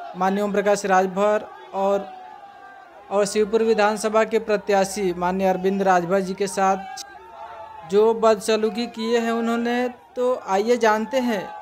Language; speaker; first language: Hindi; native; Hindi